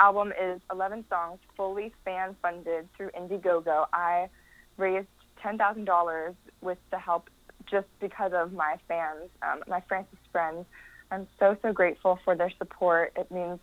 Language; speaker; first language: English; native; English